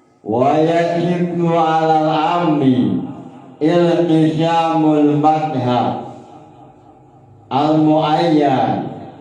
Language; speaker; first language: Arabic; non-native, fluent; Indonesian